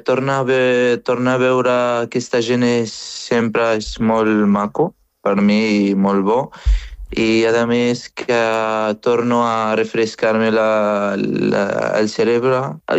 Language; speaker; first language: Catalan; non-native, fluent; Arabic